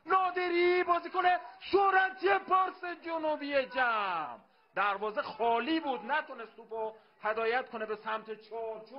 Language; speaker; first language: Persian; native; Persian